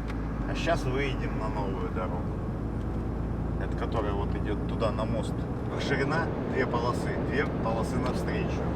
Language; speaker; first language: Russian; native; Russian